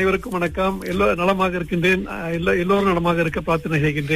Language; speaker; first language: Tamil; early bilingual, heritage; Tamil